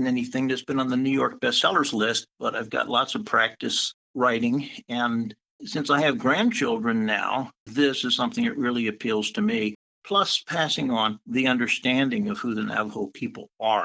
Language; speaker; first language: English; native; English